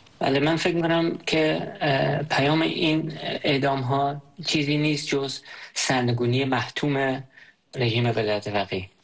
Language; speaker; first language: Persian; native; Persian